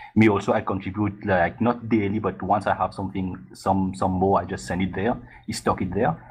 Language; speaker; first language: English; non-native, fluent; Morisyen